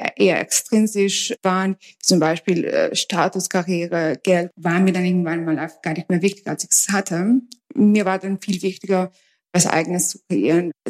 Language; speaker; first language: German; early bilingual, other home language; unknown